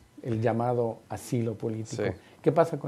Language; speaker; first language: Spanish; native; Spanish